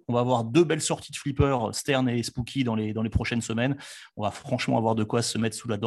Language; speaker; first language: French; native; French